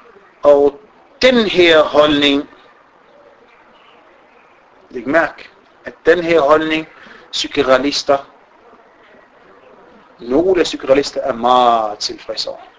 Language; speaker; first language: Danish; non-native, fluent; Arabic